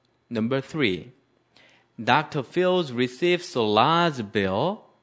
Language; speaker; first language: English; non-native, fluent; Korean